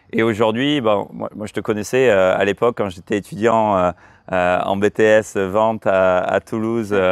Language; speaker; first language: French; native; French